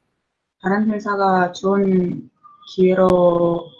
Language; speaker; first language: Korean; non-native, learner; Indonesian